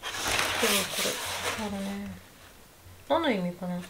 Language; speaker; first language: Japanese; non-native, learner; Russian